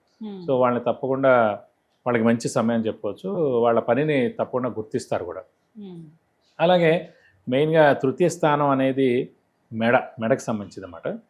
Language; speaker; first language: Telugu; native; Telugu